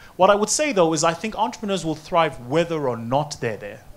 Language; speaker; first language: English; non-native, local second language; Zulu